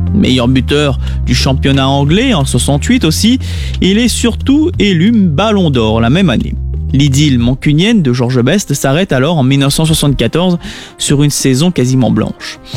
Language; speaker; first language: French; native; French